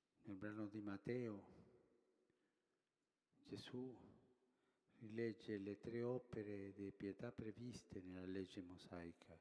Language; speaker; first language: Italian; early bilingual, heritage; Spanish